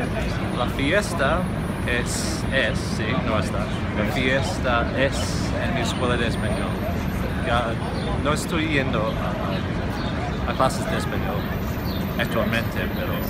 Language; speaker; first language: Spanish; non-native, fluent; English